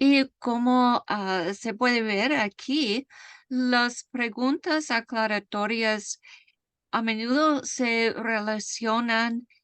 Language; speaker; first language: Spanish; non-native, fluent; English